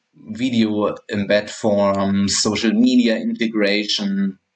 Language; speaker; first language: English; non-native, fluent; German